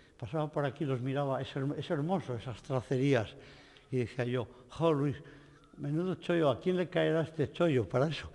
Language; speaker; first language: Spanish; native; Spanish